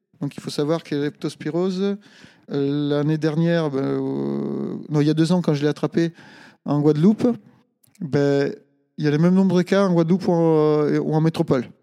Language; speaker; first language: French; non-native, fluent; Italian